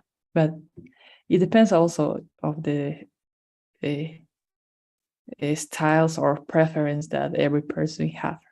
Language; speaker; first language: English; non-native, fluent; Spanish